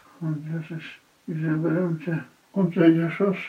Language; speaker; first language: German; non-native, fluent; Polish